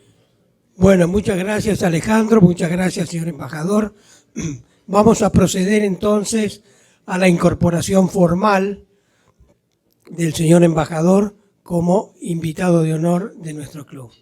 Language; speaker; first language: Spanish; native; Spanish